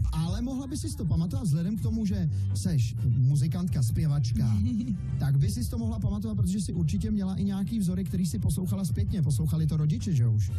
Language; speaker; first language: Czech; native; Czech